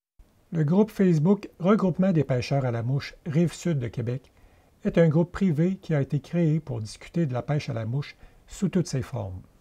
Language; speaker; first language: French; native; French